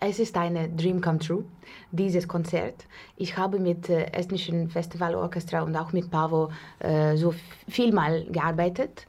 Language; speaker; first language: German; non-native, fluent; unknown